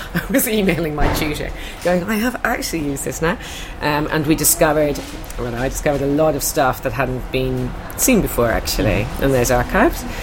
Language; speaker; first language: English; native; English